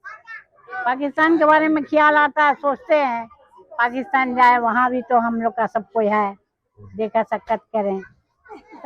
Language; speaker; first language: Hindi; early bilingual, heritage; Urdu